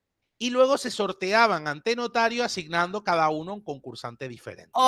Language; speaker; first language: Spanish; native; Spanish